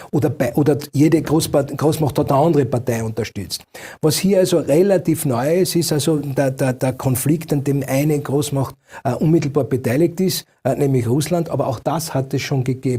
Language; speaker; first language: German; native; German